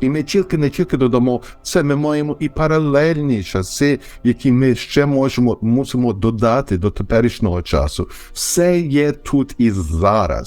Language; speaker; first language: Ukrainian; early bilingual, heritage; Ukrainian